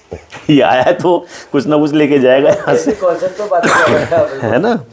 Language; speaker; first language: Hindi; native; Hindi